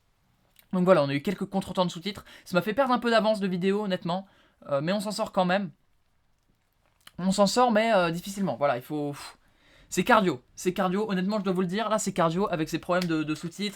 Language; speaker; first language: French; native; French